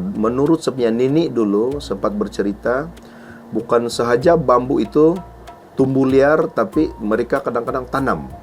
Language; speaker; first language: Malay; non-native, local second language; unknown